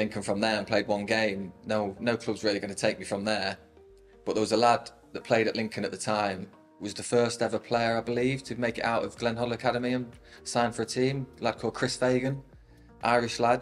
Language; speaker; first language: English; native; English